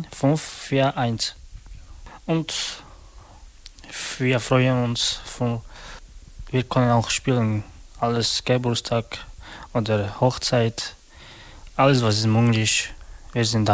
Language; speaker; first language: German; non-native, learner; Romany